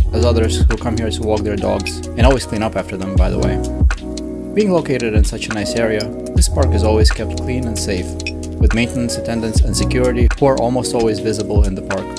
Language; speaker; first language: English; native; English